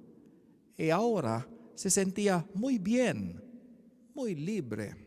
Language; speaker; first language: Spanish; non-native, learner; Filipino